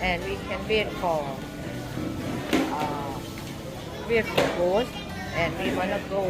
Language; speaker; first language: English; non-native, learner; Thai